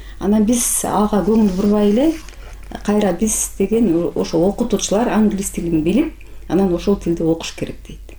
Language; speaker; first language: Kyrgyz; native; Kyrgyz